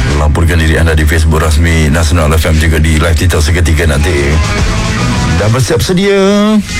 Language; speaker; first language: Malay; native; Malay